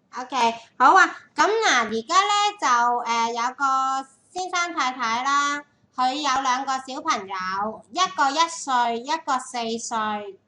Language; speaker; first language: Cantonese; native; Cantonese